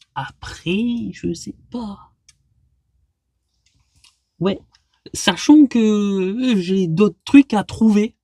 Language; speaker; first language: French; native; French